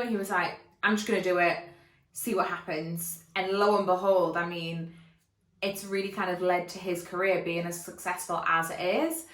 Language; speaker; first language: English; native; English